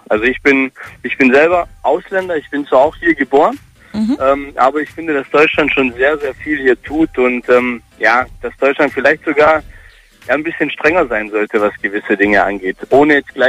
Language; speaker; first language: German; early bilingual, other home language; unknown